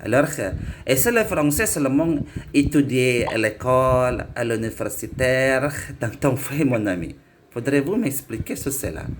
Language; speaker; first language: French; non-native, learner; Indonesian